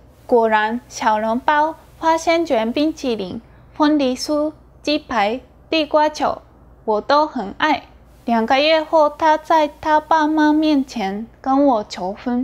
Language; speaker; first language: Chinese; non-native, fluent; Japanese